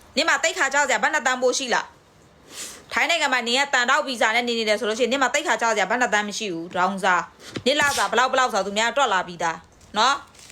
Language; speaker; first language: Burmese; non-native, local second language; Karen languages